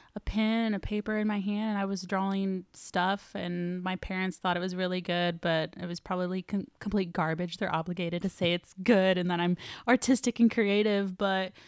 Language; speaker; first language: English; native; English